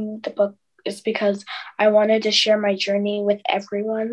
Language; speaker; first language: English; native; English